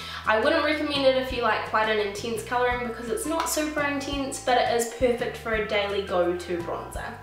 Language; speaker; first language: English; native; English